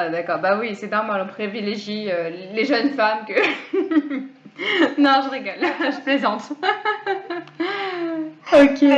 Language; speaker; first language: French; native; French